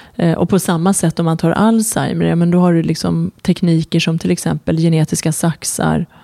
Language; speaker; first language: Swedish; early bilingual, other home language; Persian